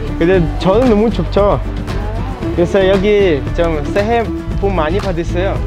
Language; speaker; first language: Korean; non-native, learner; Ukrainian